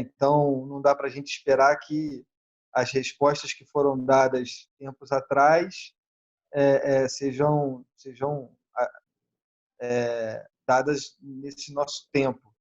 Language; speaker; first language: Portuguese; native; Portuguese